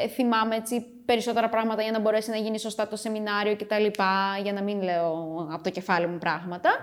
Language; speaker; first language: Greek; early bilingual, other home language; Romanian